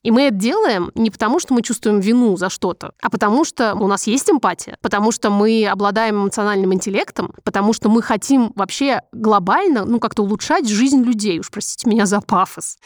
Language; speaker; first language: Russian; native; Russian